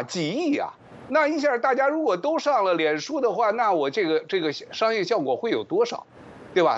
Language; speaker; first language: Chinese; native; Chinese